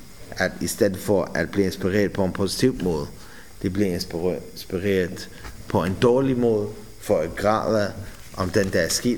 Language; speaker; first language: Danish; non-native, fluent; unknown